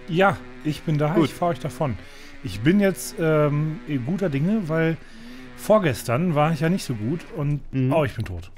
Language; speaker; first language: German; native; German